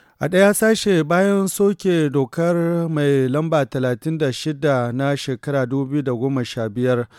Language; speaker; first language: Hausa; native; Hausa